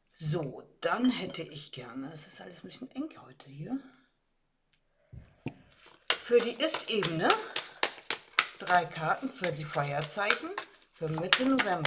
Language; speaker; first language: German; native; German